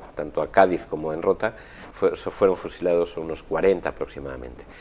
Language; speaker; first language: Spanish; native; Spanish